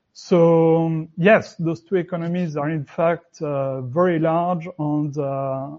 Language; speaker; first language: English; non-native, fluent; French